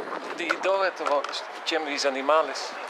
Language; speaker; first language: Russian; non-native, fluent; Dutch